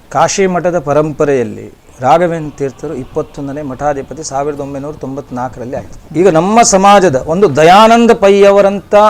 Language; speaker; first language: Kannada; non-native, local second language; Konkani